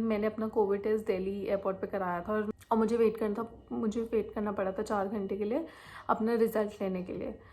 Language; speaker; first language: Hindi; native; Hindi